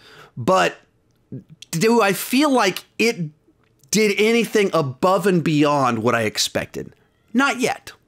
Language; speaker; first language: English; native; English